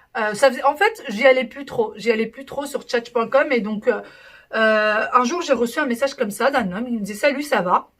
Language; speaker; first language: French; early bilingual, other home language; Arabic